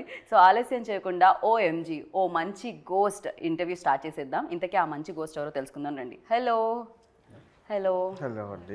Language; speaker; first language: Telugu; native; Telugu